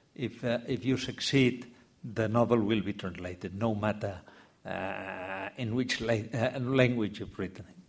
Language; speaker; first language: English; non-native, fluent; Spanish